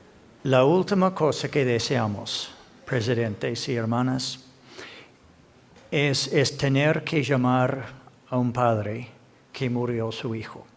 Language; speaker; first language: Spanish; non-native, fluent; English